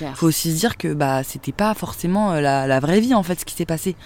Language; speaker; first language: French; native; French